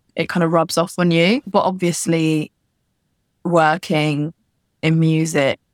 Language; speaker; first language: English; native; English